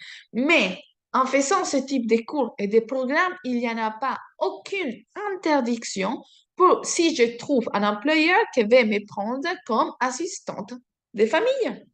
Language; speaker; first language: French; non-native, fluent; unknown